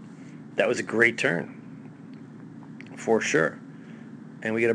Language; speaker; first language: English; native; English